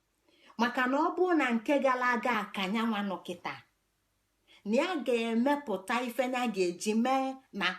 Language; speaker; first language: Igbo; native; Igbo